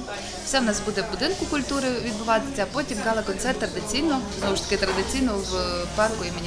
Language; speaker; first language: Ukrainian; native; Ukrainian